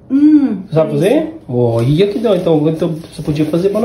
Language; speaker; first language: Portuguese; native; Portuguese